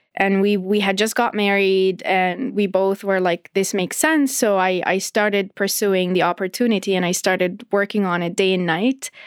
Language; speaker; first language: English; non-native, fluent; Arabic